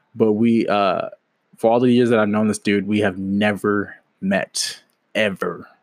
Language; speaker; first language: English; native; English